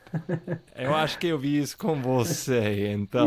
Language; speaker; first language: Portuguese; non-native, fluent; English